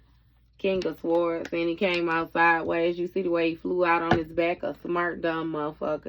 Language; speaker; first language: English; native; English